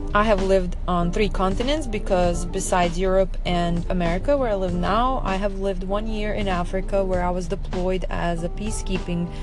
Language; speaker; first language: English; non-native, fluent; Serbian